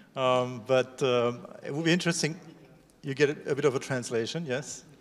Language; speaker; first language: English; non-native, fluent; German